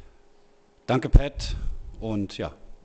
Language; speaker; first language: German; native; German